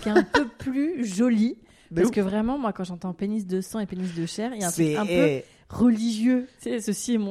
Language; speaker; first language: French; native; French